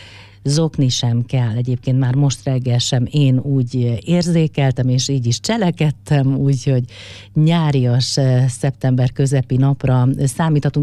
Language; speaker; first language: Hungarian; native; Hungarian